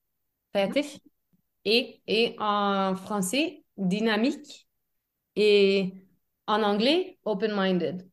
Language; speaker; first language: French; non-native, fluent; English